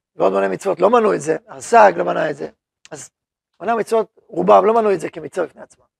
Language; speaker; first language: Hebrew; native; Hebrew